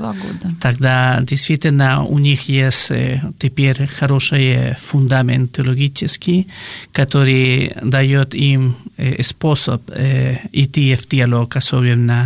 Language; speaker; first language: Russian; non-native, fluent; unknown